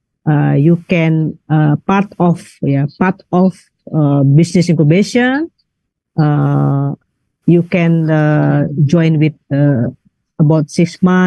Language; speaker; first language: English; non-native, learner; Indonesian